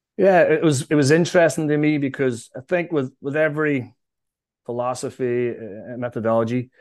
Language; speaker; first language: English; native; English